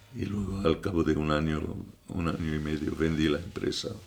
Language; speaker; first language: Spanish; non-native, fluent; Arabic